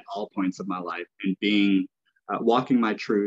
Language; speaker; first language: English; native; English